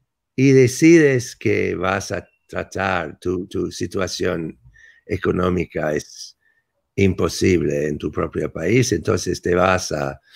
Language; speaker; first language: Spanish; non-native, fluent; English